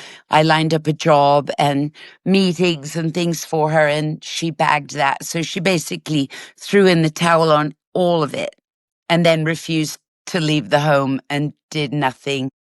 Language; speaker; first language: English; native; English